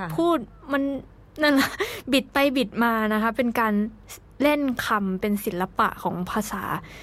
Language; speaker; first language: Thai; native; Thai